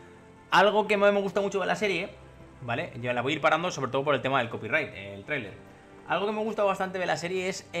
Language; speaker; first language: Spanish; native; Spanish